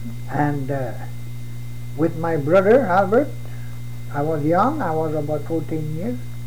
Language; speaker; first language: English; non-native, fluent; French